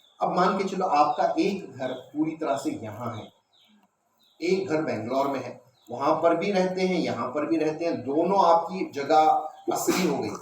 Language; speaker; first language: Urdu; native; Urdu